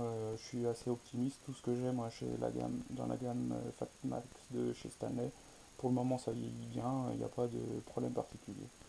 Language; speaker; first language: French; native; French